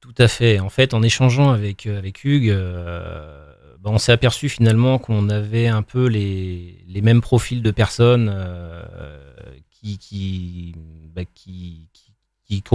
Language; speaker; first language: French; native; French